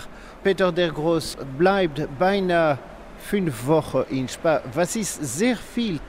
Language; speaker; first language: German; non-native, learner; French